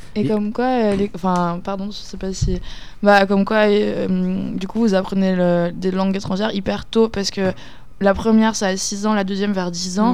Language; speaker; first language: French; native; French